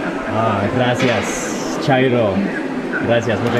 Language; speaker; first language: Spanish; non-native, learner; English